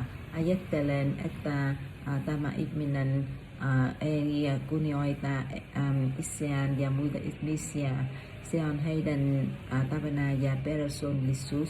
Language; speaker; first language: Finnish; non-native, learner; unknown